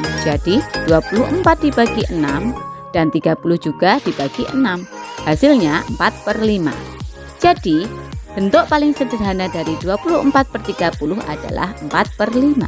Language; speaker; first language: Indonesian; native; Indonesian